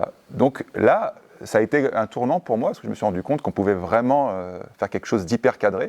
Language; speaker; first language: French; native; French